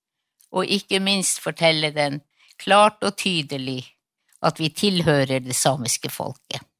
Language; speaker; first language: Norwegian; non-native, local second language; Northern Sami